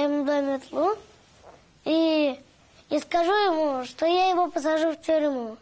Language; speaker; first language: Russian; native; Russian